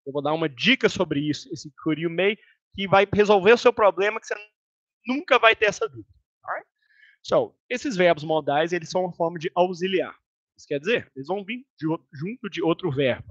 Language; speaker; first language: Portuguese; native; Portuguese